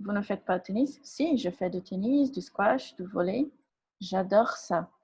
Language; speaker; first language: French; non-native, fluent; Portuguese